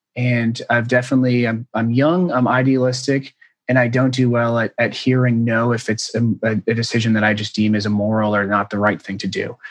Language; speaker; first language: English; native; English